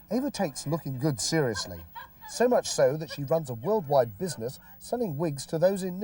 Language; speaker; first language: English; native; English